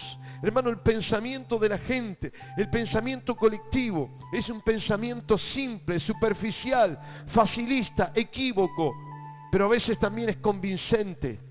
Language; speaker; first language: Spanish; native; Spanish